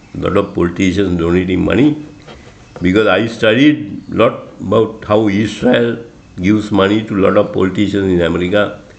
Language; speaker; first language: English; non-native, local second language; Sinhala